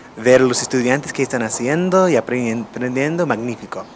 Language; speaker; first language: Spanish; non-native, fluent; English